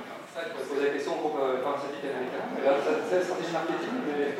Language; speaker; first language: French; native; French